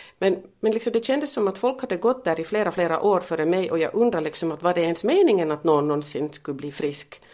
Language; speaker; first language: Swedish; non-native, local second language; Finnish